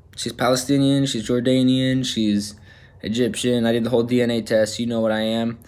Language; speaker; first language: English; native; English